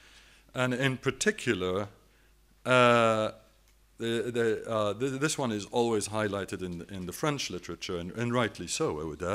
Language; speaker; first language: English; non-native, fluent; French